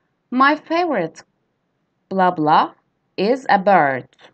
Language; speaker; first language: English; non-native, fluent; Turkish